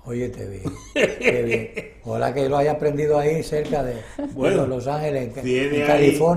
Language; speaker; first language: Spanish; native; Spanish